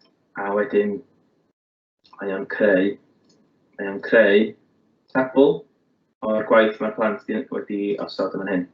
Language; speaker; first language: Welsh; native; Welsh